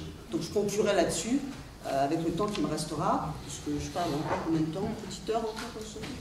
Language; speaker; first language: French; native; French